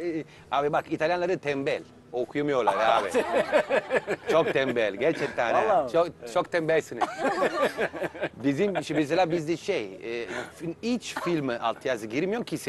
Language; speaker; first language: Turkish; non-native, learner; Italian